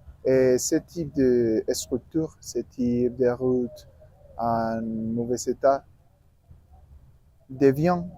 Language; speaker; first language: French; non-native, learner; Spanish